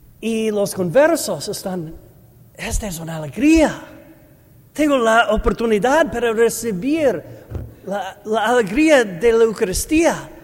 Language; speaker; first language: Spanish; non-native, learner; English